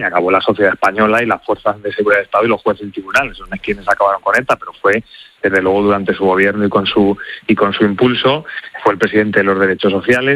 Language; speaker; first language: Spanish; native; Spanish